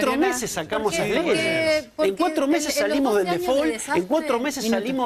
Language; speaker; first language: Spanish; native; Spanish